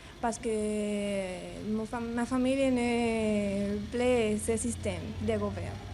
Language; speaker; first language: French; non-native, learner; Spanish